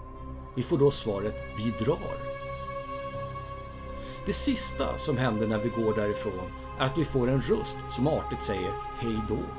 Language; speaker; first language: Swedish; native; Swedish